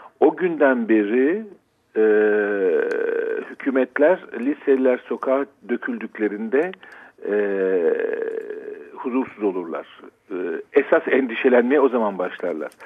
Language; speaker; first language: Turkish; native; Turkish